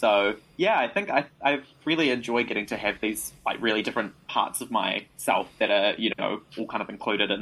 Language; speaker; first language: English; native; English